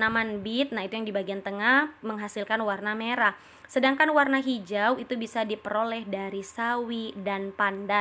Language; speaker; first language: Indonesian; native; Indonesian